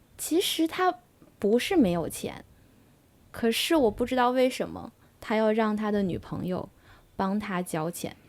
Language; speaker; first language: Chinese; native; Chinese